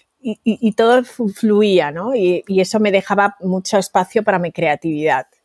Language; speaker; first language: Spanish; native; Spanish